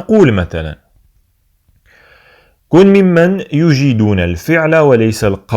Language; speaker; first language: Arabic; native; Arabic